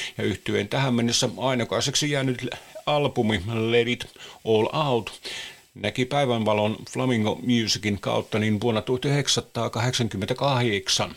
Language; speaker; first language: Finnish; native; Finnish